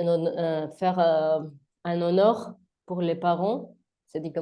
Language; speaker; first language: French; non-native, learner; Spanish